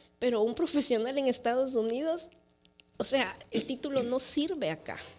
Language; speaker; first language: Spanish; native; Spanish